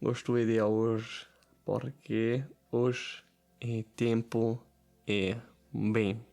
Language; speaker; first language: Portuguese; non-native, learner; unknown